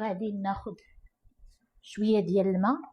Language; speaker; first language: Arabic; native; Arabic